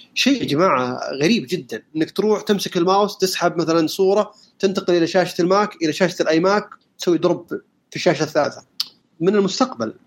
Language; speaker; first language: Arabic; native; Arabic